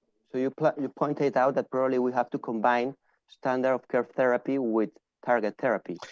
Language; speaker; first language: English; non-native, fluent; Spanish